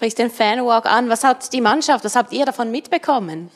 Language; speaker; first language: German; native; German